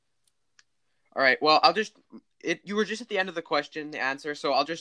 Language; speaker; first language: English; native; English